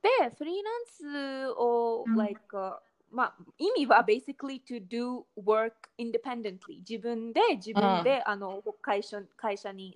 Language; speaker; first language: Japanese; non-native, fluent; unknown